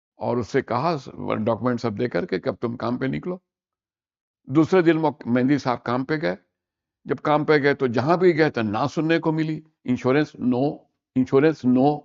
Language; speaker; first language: Hindi; native; Hindi